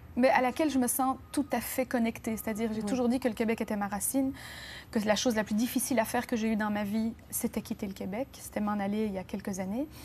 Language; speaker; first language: French; native; French